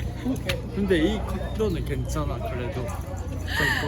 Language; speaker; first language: Korean; non-native, learner; Japanese